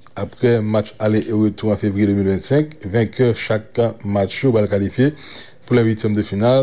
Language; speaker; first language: French; non-native, local second language; Haitian Creole